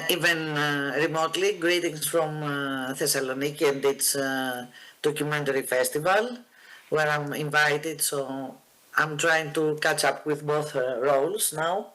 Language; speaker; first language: English; non-native, fluent; Greek